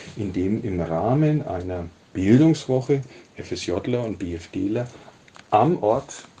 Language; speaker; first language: German; native; German